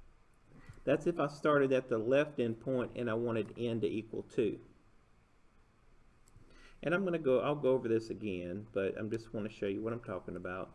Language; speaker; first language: English; native; English